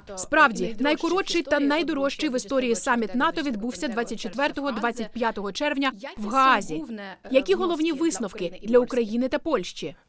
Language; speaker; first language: Ukrainian; native; Ukrainian